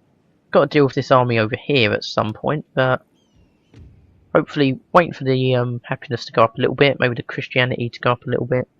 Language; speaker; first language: English; native; English